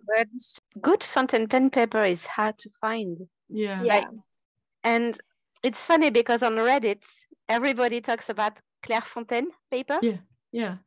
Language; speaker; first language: English; non-native, fluent; French